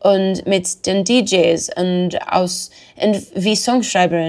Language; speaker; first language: German; non-native, learner; English